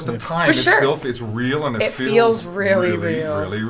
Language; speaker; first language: English; native; English